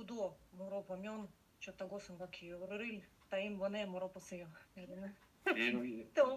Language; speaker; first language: Korean; non-native, learner; Russian